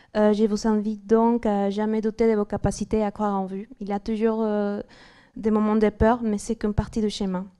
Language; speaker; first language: French; non-native, fluent; Spanish